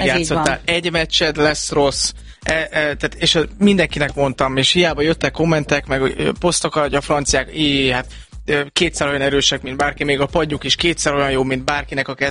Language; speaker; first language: Hungarian; native; Hungarian